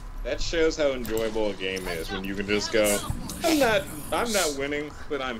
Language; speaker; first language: English; native; English